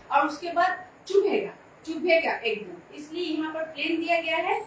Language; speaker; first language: Hindi; non-native, local second language; Bangla